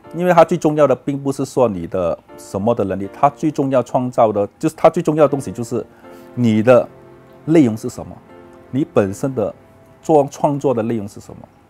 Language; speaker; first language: Chinese; native; Chinese